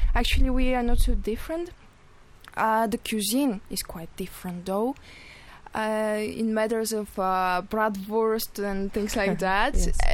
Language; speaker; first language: English; non-native, fluent; Bulgarian